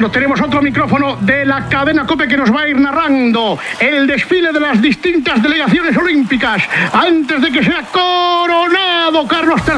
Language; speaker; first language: Spanish; native; Spanish